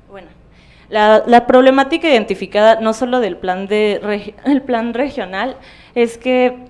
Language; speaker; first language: Spanish; native; Spanish